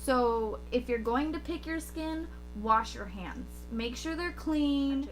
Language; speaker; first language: English; native; English